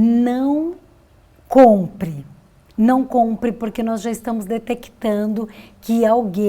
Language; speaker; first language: Portuguese; native; Portuguese